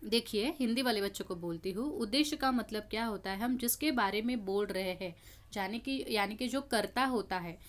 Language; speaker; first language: Hindi; non-native, local second language; Marathi